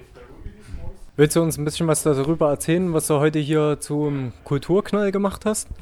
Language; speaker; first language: German; native; German